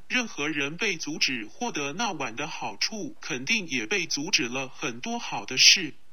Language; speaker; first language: Chinese; non-native, local second language; Cantonese